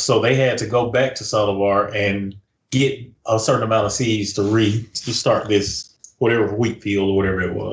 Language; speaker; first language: English; native; English